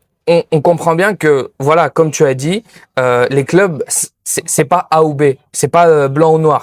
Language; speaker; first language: French; native; French